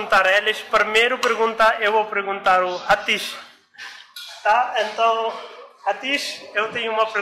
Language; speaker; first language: Portuguese; non-native, learner; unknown